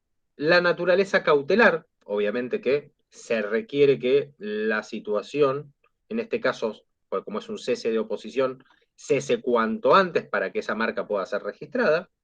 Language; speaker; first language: Spanish; native; Spanish